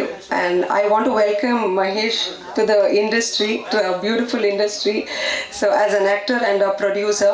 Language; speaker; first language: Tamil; non-native, local second language; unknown